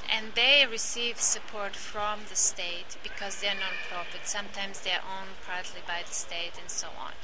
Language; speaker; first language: English; non-native, fluent; Croatian